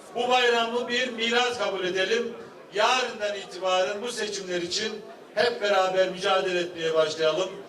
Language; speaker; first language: Turkish; native; Turkish